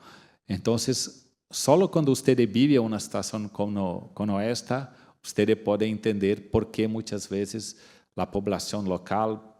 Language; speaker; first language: Spanish; non-native, fluent; Portuguese